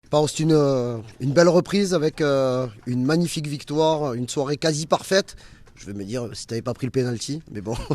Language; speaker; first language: French; native; French